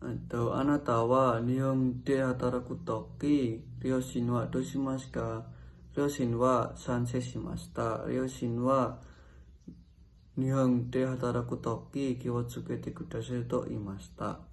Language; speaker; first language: Japanese; non-native, learner; Indonesian